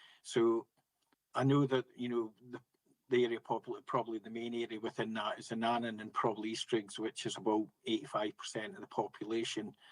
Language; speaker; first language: English; native; English